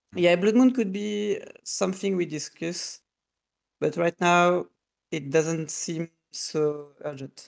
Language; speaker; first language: English; non-native, fluent; French